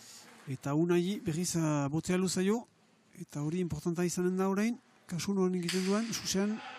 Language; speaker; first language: Basque; native; Basque